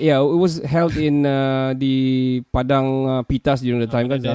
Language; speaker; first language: English; non-native, local second language; Malay